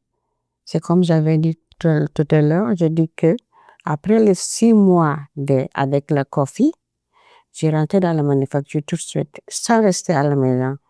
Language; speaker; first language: French; non-native, fluent; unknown